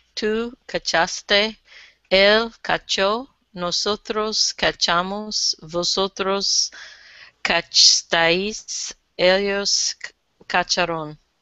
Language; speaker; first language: Spanish; non-native, learner; English